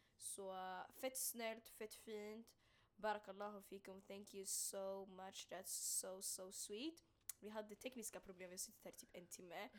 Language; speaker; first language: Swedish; early bilingual, other home language; Tigrinya